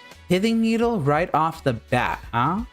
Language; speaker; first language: English; native; English